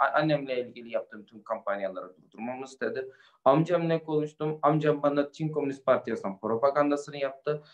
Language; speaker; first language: Turkish; non-native, fluent; Uyghur